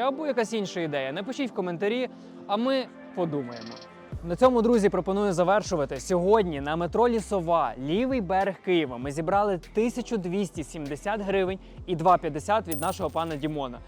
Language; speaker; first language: Ukrainian; native; Ukrainian